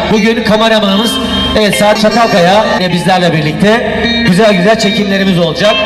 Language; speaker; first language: Turkish; native; Turkish